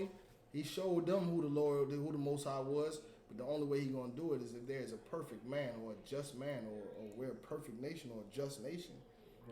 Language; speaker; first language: English; native; English